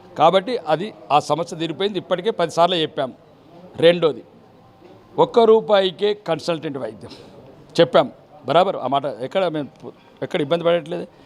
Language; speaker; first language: Telugu; native; Telugu